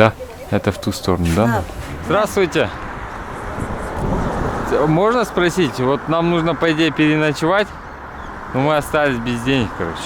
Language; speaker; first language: Russian; non-native, local second language; Kazakh